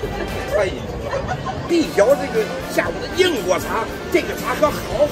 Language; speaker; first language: Chinese; native; Chinese